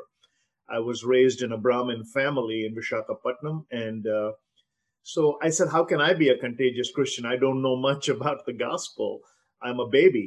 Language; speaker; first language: English; non-native, local second language; Telugu